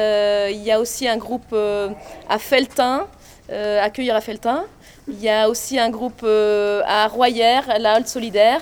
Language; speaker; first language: French; native; French